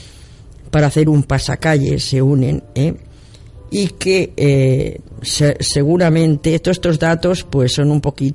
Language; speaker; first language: Spanish; native; Spanish